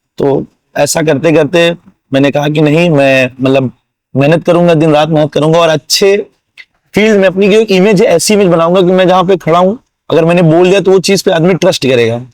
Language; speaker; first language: Hindi; native; Hindi